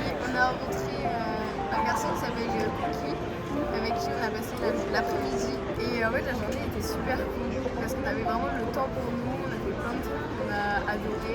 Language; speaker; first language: French; native; French